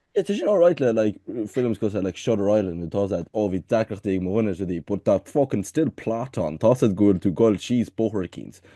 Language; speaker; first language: Irish; native; Irish